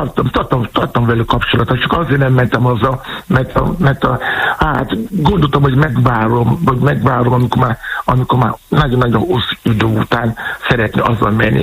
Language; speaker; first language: Hungarian; non-native, fluent; Yoruba